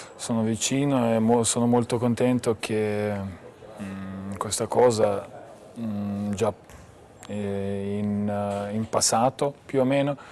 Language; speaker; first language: Italian; non-native, learner; Lithuanian